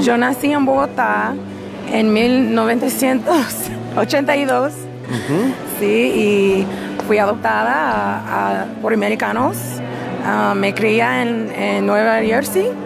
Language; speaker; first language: Spanish; non-native, learner; English